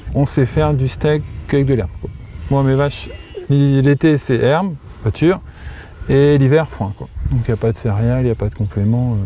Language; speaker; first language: French; native; French